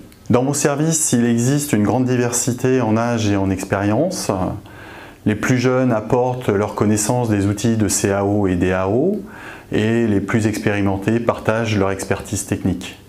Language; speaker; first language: French; native; French